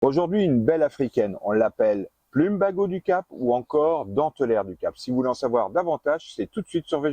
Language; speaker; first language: French; native; French